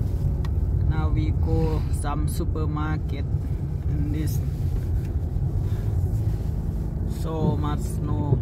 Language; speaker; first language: English; non-native, learner; Thai